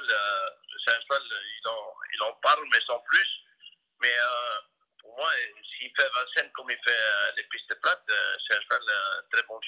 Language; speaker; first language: French; non-native, local second language; Dutch